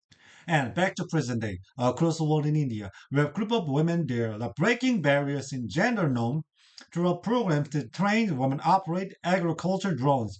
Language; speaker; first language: English; non-native, learner; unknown